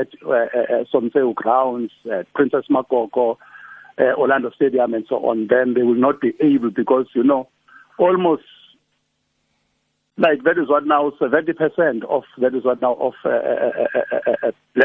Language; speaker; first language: English; non-native, local second language; Zulu